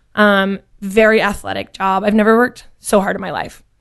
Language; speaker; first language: English; native; English